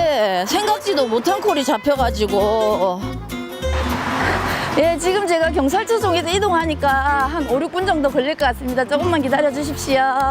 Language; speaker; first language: Korean; native; Korean